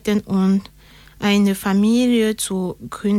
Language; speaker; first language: German; non-native, learner; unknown